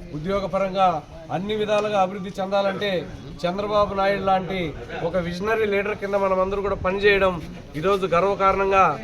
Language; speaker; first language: Telugu; native; Telugu